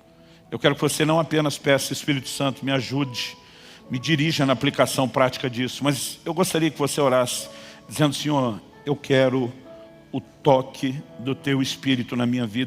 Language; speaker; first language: Portuguese; native; Portuguese